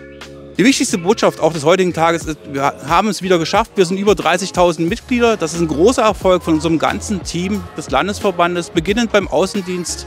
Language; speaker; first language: German; native; German